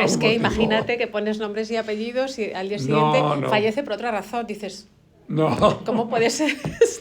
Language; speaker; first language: Spanish; native; Spanish